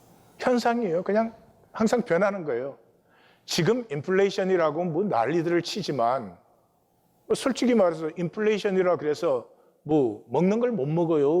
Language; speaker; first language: Korean; native; Korean